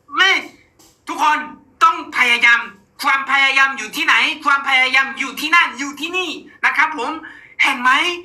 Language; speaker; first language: Thai; non-native, fluent; Korean